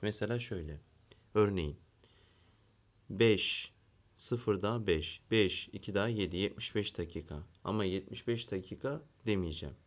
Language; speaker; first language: Turkish; native; Turkish